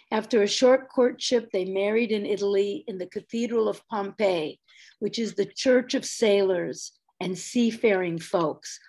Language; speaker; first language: English; native; English